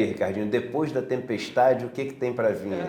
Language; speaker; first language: Portuguese; native; Portuguese